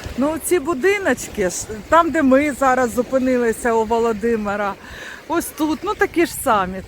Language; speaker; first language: Ukrainian; non-native, local second language; Russian